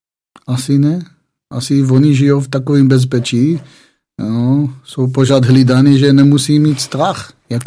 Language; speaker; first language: Czech; non-native, fluent; Hebrew